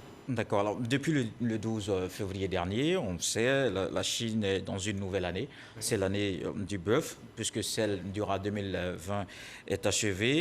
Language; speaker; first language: French; native; French